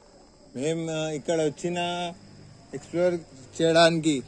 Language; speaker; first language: Telugu; non-native, local second language; Hindi